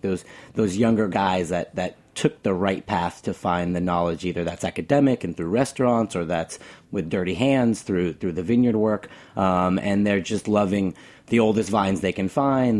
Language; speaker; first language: English; native; English